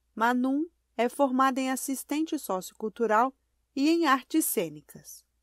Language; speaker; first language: Portuguese; native; Portuguese